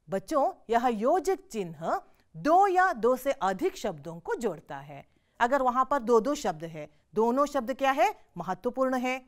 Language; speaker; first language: Hindi; non-native, local second language; Kannada